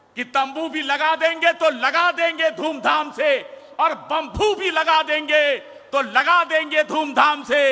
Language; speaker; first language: Hindi; non-native, local second language; Marathi